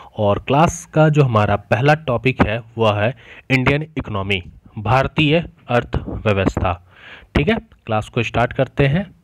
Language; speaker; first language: Hindi; native; Hindi